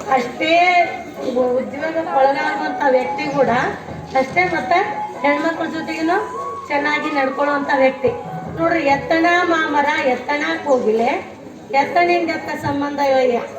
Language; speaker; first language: Kannada; native; Kannada